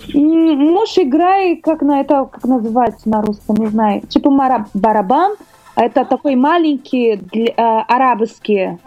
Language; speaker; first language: Russian; non-native, learner; Portuguese